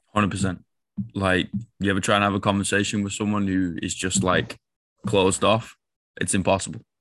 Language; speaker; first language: English; native; English